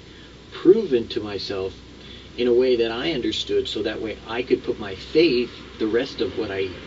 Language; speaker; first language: English; native; English